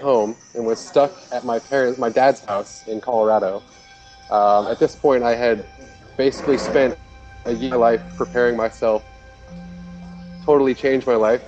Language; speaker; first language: English; native; English